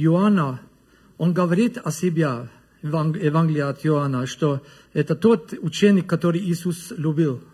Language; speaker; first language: Russian; non-native, learner; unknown